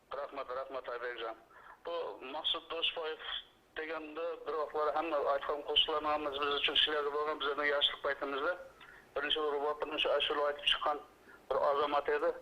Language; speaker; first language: Uzbek; native; Uzbek